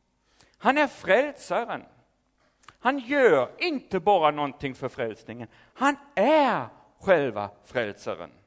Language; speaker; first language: Swedish; non-native, fluent; German